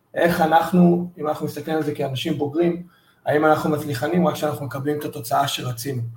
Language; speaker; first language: Hebrew; early bilingual, heritage; Hebrew